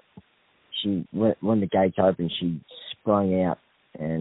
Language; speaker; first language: English; native; English